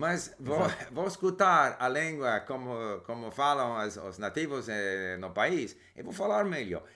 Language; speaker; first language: Portuguese; non-native, learner; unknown